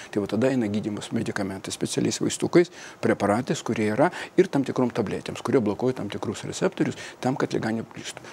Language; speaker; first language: Lithuanian; non-native, fluent; Russian